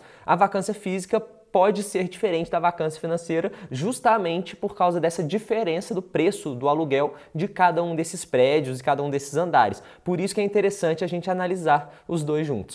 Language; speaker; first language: Portuguese; native; Portuguese